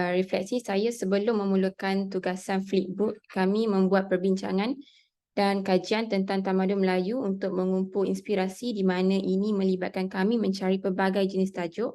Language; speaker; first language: Malay; native; Malay